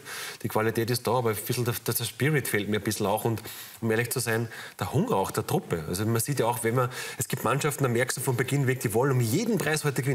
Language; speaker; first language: German; native; German